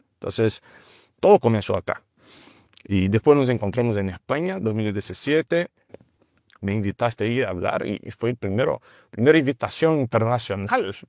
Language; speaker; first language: Spanish; non-native, fluent; Portuguese